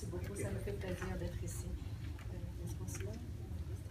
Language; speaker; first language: French; early bilingual, other home language; Vietnamese